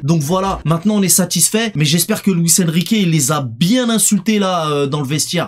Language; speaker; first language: French; native; French